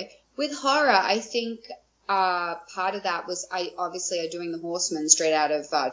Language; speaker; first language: English; native; English